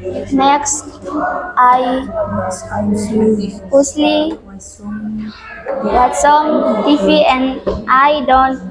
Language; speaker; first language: English; non-native, learner; Indonesian